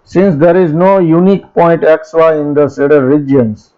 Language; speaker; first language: English; non-native, local second language; Gujarati